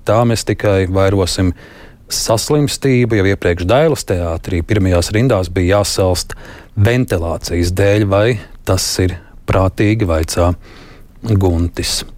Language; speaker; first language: Latvian; native; Latvian